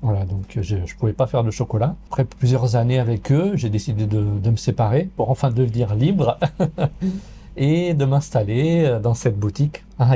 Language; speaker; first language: French; native; French